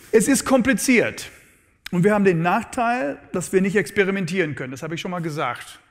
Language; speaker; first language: German; non-native, fluent; English